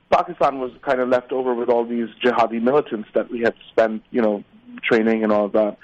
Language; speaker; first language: English; non-native, local second language; Urdu